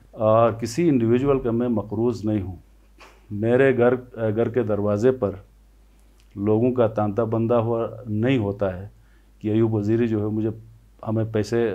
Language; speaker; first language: Urdu; non-native, local second language; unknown